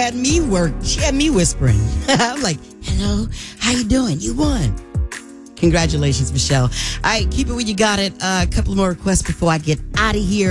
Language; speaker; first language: English; native; English